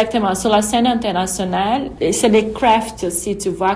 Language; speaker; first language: French; non-native, fluent; Portuguese